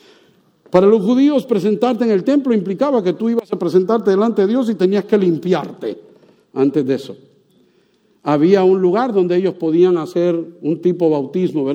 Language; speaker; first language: Spanish; native; Spanish